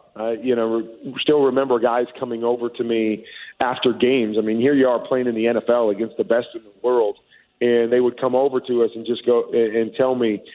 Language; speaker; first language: English; native; English